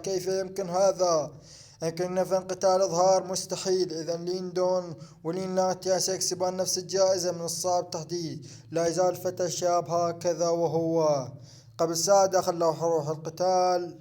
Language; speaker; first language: Arabic; native; Arabic